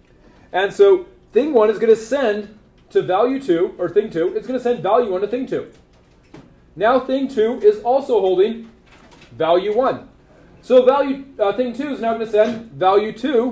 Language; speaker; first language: English; native; English